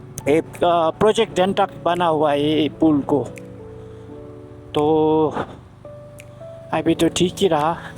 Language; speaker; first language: Hindi; non-native, fluent; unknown